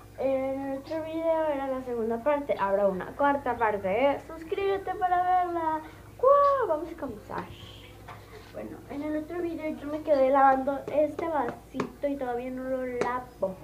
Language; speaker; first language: Spanish; native; Spanish